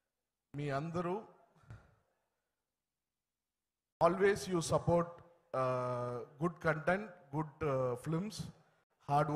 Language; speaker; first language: Telugu; non-native, learner; Tamil